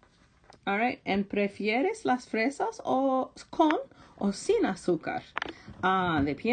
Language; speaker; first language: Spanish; non-native, fluent; English